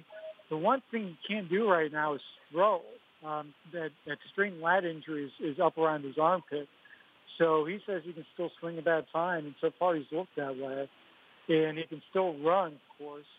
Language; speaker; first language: English; native; English